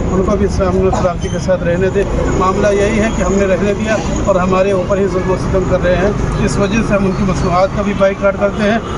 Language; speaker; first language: Hindi; native; Hindi